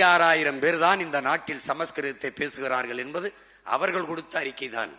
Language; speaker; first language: Tamil; native; Tamil